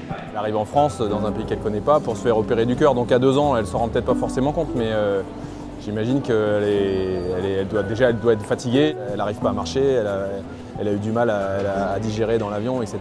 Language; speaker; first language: French; native; French